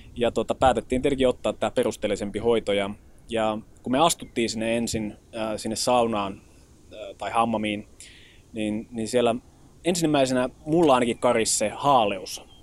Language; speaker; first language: Finnish; early bilingual, other home language; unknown